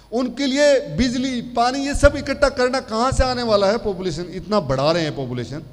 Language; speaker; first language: Hindi; native; Hindi